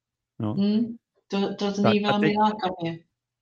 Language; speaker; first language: Czech; non-native, fluent; English